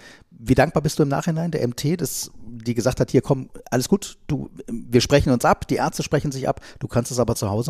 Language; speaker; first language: German; native; German